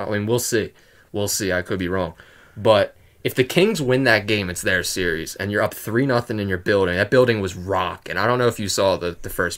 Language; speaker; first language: English; native; English